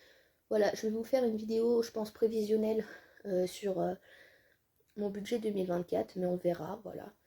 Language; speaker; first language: French; native; French